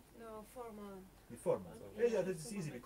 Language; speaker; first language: English; non-native, fluent; Polish